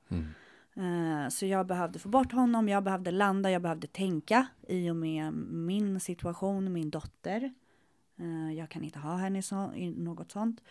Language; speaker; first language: Swedish; early bilingual, other home language; Spanish